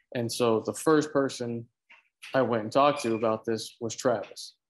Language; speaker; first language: English; native; English